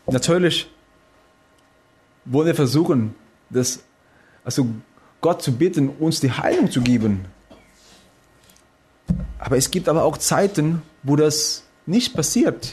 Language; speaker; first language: German; non-native, fluent; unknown